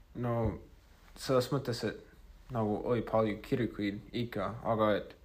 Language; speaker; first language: Estonian; non-native, fluent; English